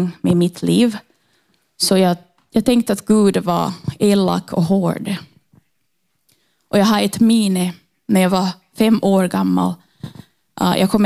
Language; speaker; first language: Swedish; non-native, fluent; Portuguese